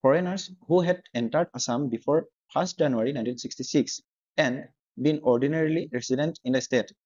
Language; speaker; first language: English; non-native, local second language; Assamese